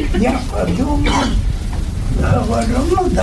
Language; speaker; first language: German; non-native, learner; Russian